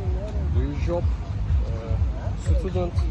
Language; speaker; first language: English; non-native, learner; Turkish